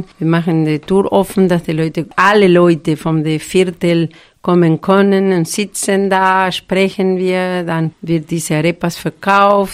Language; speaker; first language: German; non-native, learner; Spanish